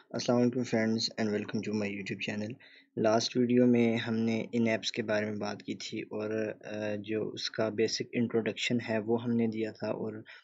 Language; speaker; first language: Urdu; native; Urdu